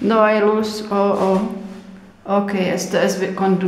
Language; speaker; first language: Spanish; non-native, learner; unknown